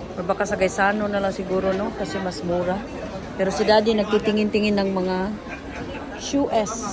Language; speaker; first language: Filipino; non-native, local second language; Cebuano